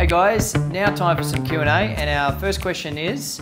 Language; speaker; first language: English; native; English